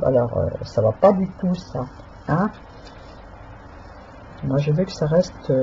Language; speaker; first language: French; native; French